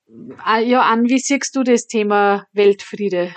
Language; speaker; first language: German; native; German